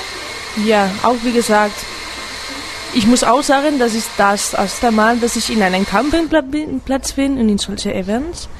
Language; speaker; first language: German; non-native, fluent; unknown